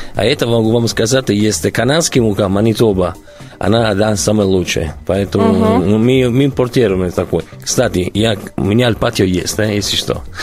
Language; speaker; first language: Russian; non-native, learner; Italian